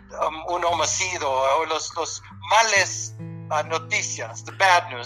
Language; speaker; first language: Spanish; early bilingual, heritage; Spanish